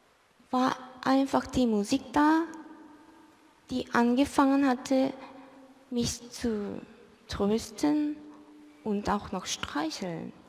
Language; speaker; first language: German; early bilingual, other home language; Korean